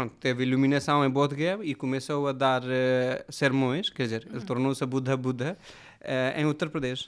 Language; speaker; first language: Portuguese; non-native, fluent; Hindi